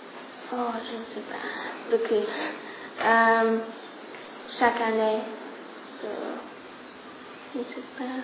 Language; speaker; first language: French; non-native, learner; English